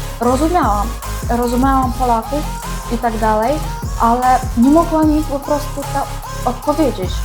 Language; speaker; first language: Polish; non-native, learner; Ukrainian